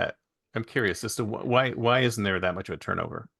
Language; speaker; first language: English; native; English